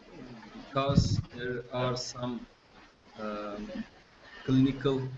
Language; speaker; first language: English; non-native, fluent; Turkish